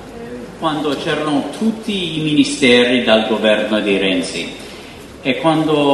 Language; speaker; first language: Italian; non-native, fluent; English